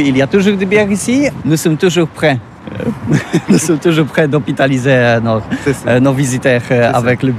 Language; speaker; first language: French; non-native, learner; Polish